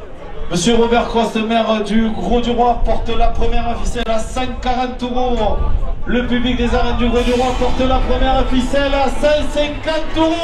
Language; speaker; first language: French; native; French